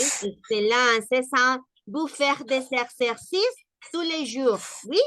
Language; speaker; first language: French; non-native, learner; Spanish